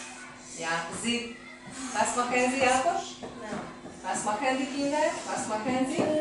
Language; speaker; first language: German; non-native, fluent; Hungarian